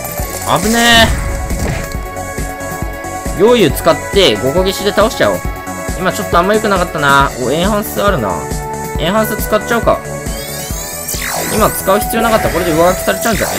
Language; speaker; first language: Japanese; native; Japanese